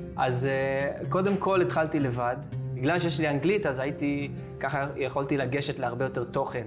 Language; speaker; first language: Hebrew; native; Hebrew